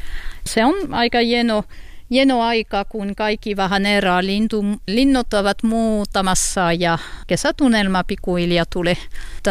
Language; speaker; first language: Finnish; non-native, learner; French